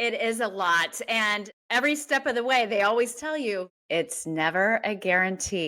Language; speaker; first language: English; native; English